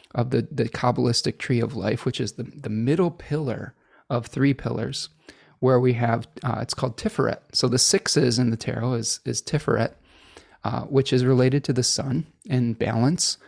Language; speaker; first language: English; native; English